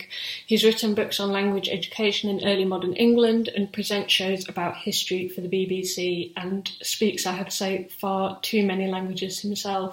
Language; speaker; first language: English; native; English